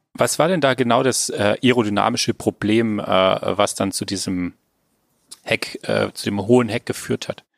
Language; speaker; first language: German; native; German